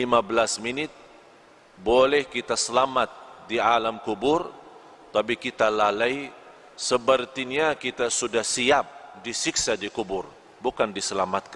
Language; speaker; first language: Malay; non-native, fluent; Arabic